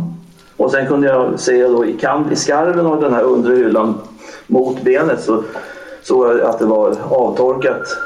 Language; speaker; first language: Swedish; native; Swedish